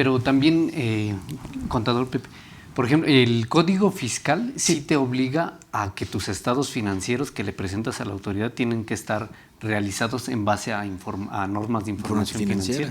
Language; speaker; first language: Spanish; native; Spanish